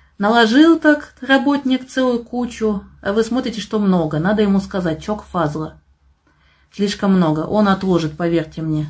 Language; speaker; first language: Russian; native; Russian